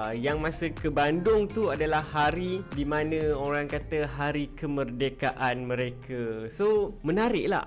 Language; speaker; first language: Malay; native; Malay